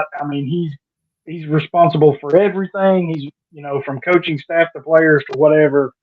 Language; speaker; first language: English; native; English